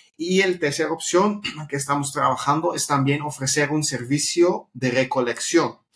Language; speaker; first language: Spanish; non-native, fluent; Dutch